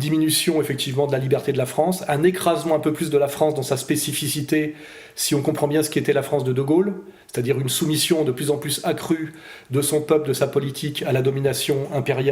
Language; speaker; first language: French; native; French